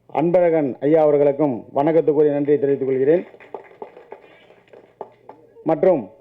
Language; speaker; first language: Tamil; native; Tamil